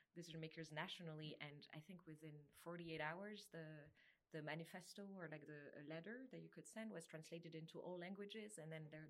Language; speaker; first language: English; non-native, fluent; French